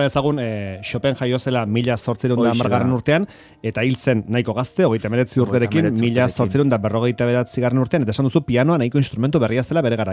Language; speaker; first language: Basque; native; Basque